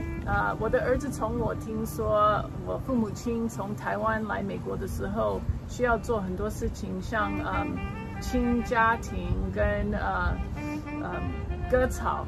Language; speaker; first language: Chinese; early bilingual, other home language; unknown